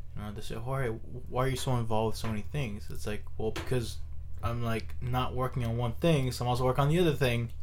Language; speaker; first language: English; native; English